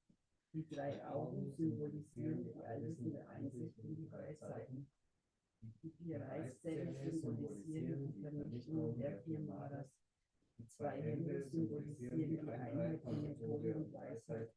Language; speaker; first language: German; native; German